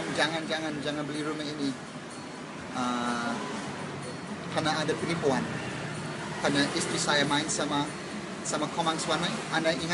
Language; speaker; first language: Indonesian; non-native, learner; English